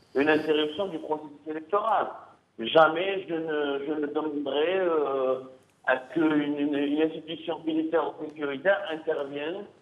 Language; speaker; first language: French; non-native, local second language; Arabic